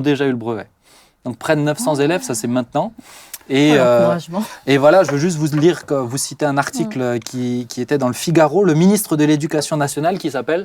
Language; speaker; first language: French; native; French